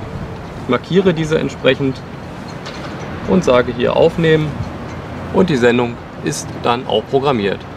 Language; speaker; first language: German; native; German